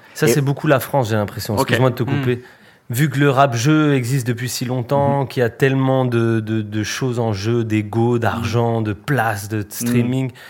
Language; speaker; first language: French; early bilingual, other home language; Spanish